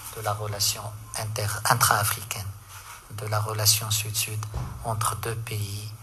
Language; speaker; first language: French; non-native, local second language; Arabic